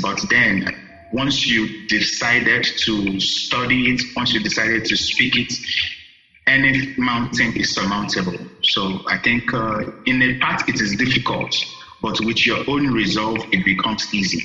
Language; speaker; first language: English; non-native, local second language; Yoruba